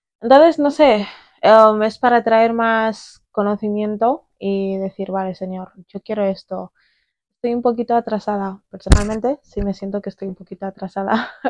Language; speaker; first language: Spanish; early bilingual, other home language; English